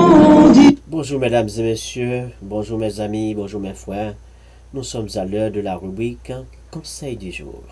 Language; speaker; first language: French; non-native, learner; Haitian Creole